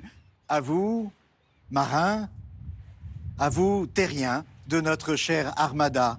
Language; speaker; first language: French; native; French